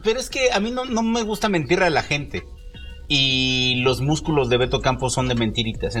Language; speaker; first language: Spanish; native; Spanish